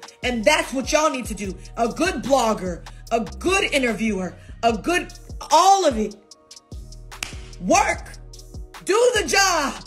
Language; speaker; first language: English; native; English